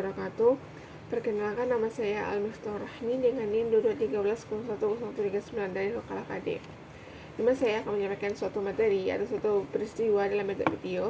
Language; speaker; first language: Indonesian; native; Indonesian